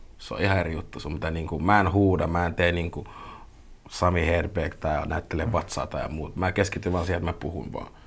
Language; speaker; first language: Finnish; early bilingual, other home language; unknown